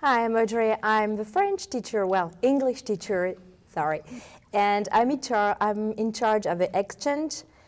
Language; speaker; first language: English; non-native, fluent; French